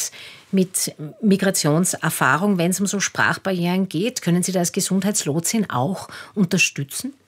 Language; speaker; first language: German; native; German